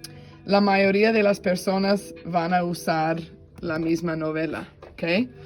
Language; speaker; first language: Spanish; non-native, fluent; English